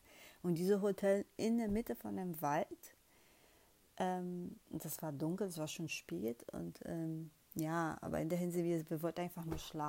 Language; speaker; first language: German; non-native, fluent; Portuguese